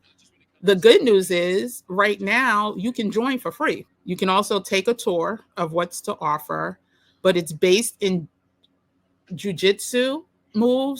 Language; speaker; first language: English; native; English